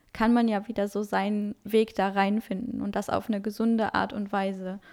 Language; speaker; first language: German; non-native, local second language; Luxembourgish